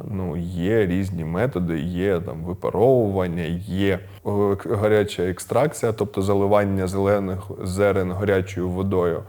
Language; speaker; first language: Ukrainian; non-native, local second language; Russian